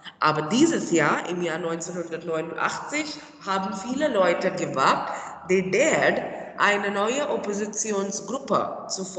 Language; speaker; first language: German; non-native, fluent; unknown